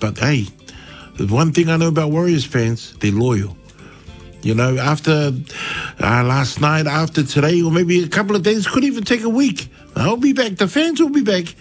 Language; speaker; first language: English; native; English